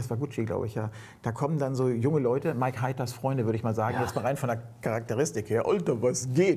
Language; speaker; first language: German; native; German